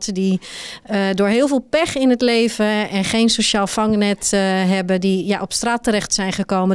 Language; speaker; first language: Dutch; native; Dutch